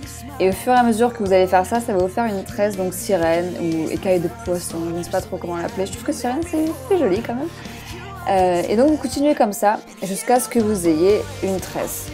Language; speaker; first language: French; native; French